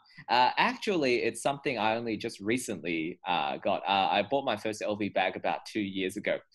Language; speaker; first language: English; native; English